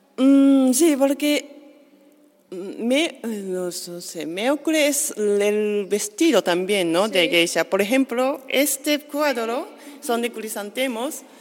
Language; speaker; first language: Spanish; non-native, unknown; Japanese